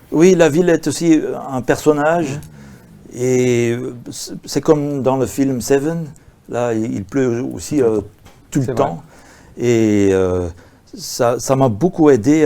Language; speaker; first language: French; non-native, local second language; Dutch